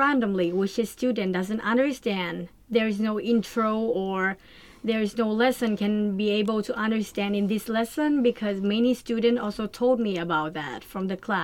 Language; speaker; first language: English; non-native, learner; Thai